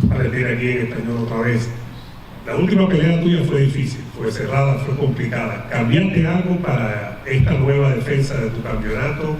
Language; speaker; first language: Spanish; native; Spanish